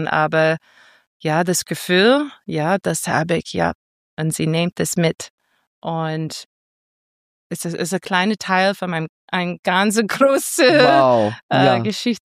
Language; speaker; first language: German; non-native, fluent; English